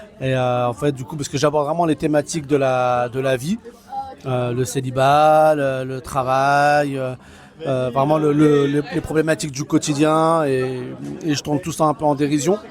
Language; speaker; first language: French; early bilingual, other home language; Kabyle